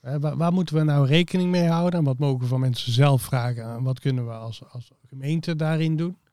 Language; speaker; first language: Dutch; native; Dutch